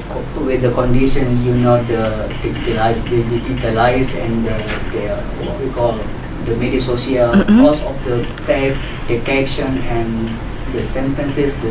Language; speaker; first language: English; non-native, learner; Indonesian